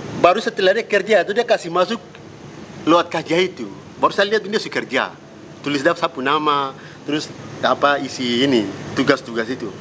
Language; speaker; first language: Indonesian; non-native, local second language; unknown